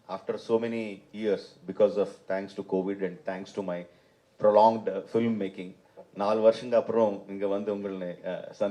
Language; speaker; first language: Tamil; non-native, fluent; Telugu